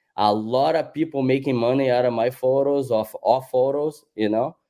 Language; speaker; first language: English; non-native, fluent; Portuguese